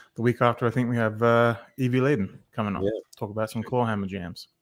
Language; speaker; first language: English; native; English